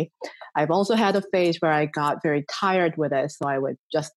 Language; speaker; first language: English; non-native, fluent; Korean